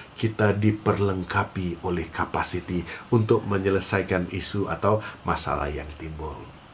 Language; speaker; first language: Malay; non-native, local second language; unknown